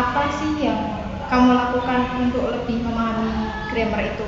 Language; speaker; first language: Indonesian; native; Indonesian